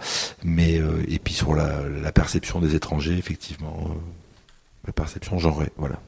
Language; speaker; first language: French; native; French